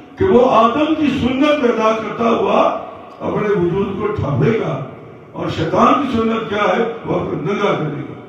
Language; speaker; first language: Urdu; non-native, local second language; Punjabi